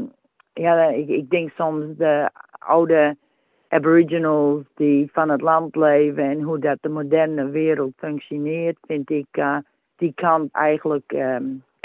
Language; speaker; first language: Dutch; early bilingual, heritage; Dutch